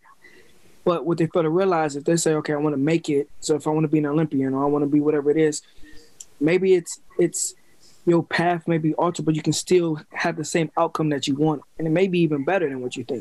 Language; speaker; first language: English; native; English